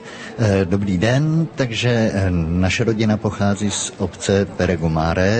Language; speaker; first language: Czech; early bilingual, heritage; Czech